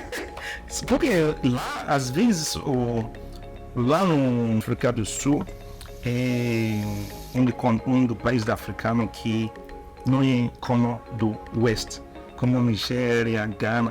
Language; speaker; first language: Portuguese; non-native, learner; Igbo